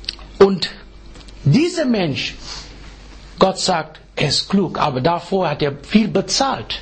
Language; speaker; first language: German; non-native, fluent; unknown